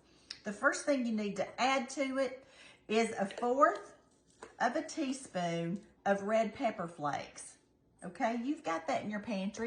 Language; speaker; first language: English; native; English